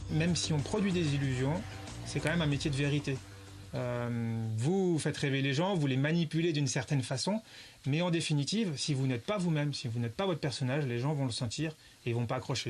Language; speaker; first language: French; native; French